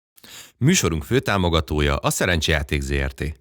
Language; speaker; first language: Hungarian; native; Hungarian